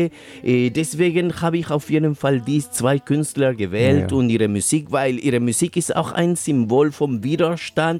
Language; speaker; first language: German; non-native, fluent; Spanish